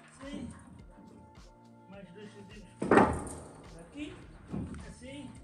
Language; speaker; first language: Portuguese; non-native, learner; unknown